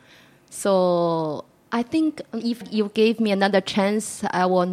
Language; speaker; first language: English; non-native, fluent; Chinese